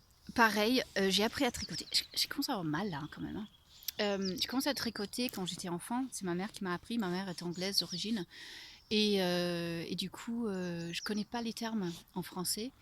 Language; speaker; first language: French; non-native, fluent; English